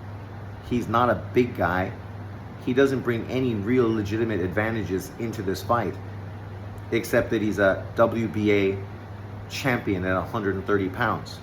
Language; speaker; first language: English; native; English